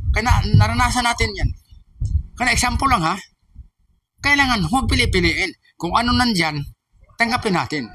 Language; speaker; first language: Filipino; non-native, local second language; Cebuano